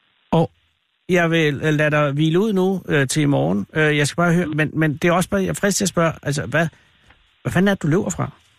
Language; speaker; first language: Danish; native; Danish